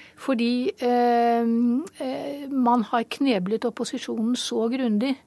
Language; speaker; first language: Norwegian; native; Norwegian